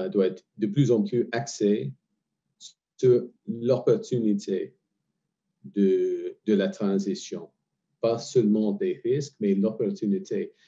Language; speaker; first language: French; non-native, fluent; English